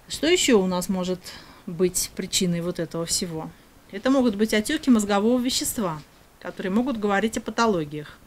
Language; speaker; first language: Russian; native; Russian